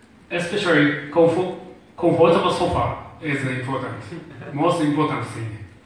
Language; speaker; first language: English; non-native, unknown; Japanese